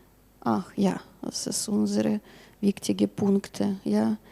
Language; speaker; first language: German; non-native, learner; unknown